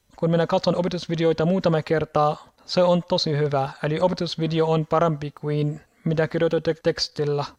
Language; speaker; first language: Finnish; non-native, learner; Arabic